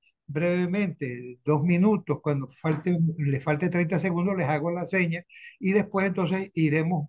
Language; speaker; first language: Spanish; native; Spanish